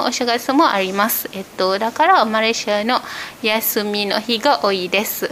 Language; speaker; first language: Japanese; non-native, fluent; Malay